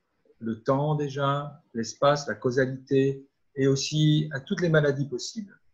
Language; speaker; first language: French; native; French